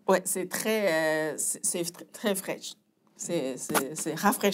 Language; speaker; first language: French; non-native, fluent; Chinese